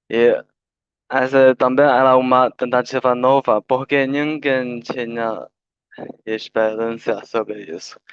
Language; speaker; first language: Portuguese; non-native, learner; Chinese